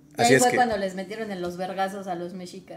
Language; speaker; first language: Spanish; native; Spanish